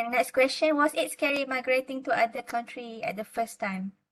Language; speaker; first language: English; non-native, local second language; Malay